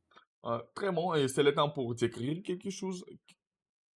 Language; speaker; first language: French; non-native, learner; Russian